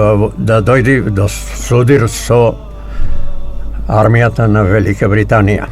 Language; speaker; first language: Macedonian; native; Macedonian